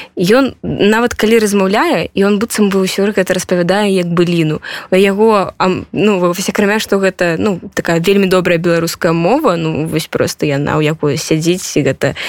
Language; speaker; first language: Belarusian; non-native, local second language; Russian